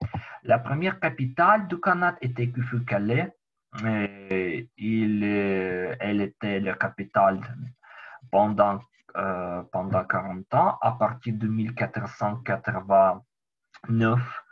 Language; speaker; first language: French; non-native, learner; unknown